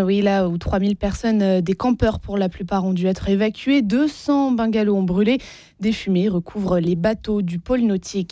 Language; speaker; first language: French; native; French